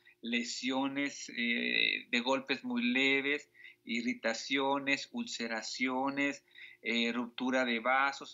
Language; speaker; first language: Spanish; native; Spanish